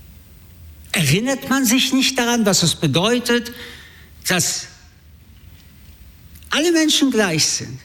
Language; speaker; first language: German; early bilingual, other home language; French